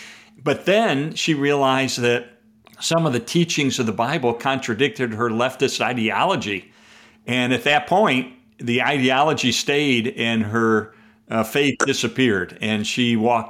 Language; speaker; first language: English; native; English